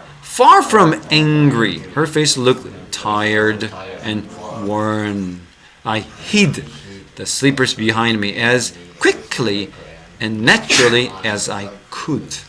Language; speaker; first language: English; non-native, fluent; Korean